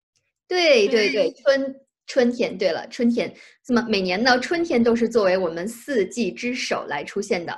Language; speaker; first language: Chinese; native; Chinese